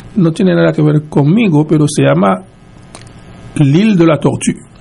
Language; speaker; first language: Spanish; non-native, fluent; Haitian Creole